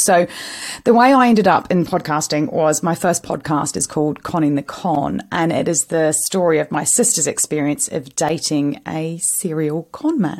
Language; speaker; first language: English; native; English